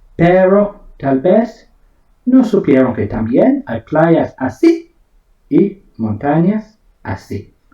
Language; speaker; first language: Spanish; non-native, fluent; English